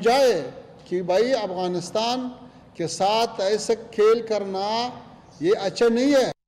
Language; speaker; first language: Hindi; non-native, fluent; Pashto